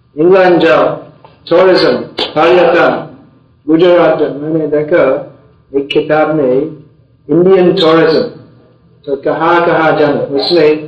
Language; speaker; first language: Hindi; non-native, fluent; English